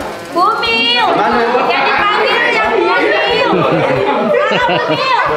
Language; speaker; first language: Indonesian; native; Indonesian